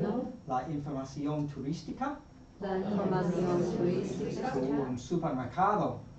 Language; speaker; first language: Spanish; non-native, fluent; English